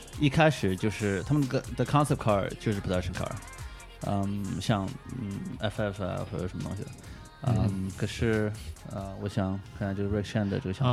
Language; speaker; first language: Chinese; early bilingual, heritage; Chinese